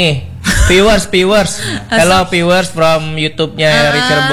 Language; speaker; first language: English; non-native, learner; Indonesian